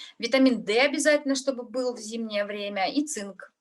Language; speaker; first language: Russian; native; Russian